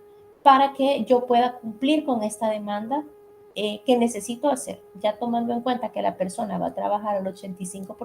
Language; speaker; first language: Spanish; native; Spanish